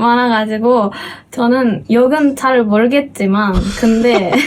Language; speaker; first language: Korean; non-native, fluent; Japanese